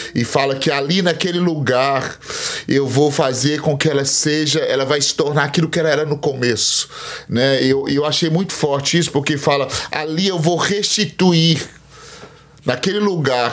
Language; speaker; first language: Portuguese; native; Portuguese